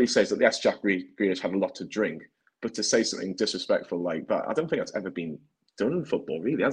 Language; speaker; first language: English; native; English